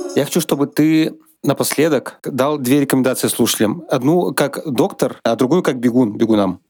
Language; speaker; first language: Russian; native; Russian